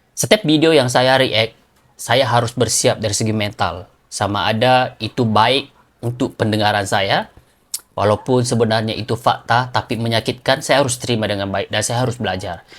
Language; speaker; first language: Malay; native; Malay